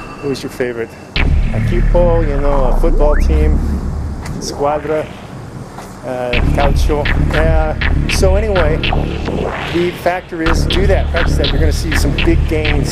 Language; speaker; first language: English; native; English